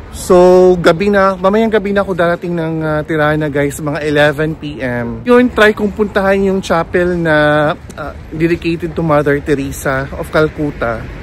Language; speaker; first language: Filipino; native; Filipino